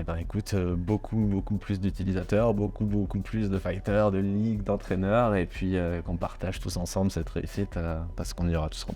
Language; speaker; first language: French; native; French